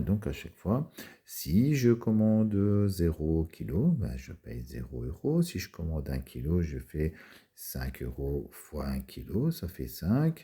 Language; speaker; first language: French; native; French